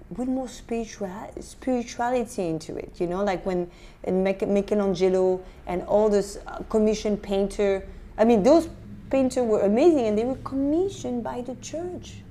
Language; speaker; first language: English; non-native, fluent; French